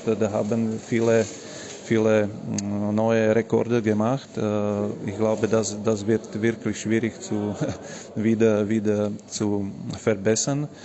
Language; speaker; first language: German; non-native, learner; Slovak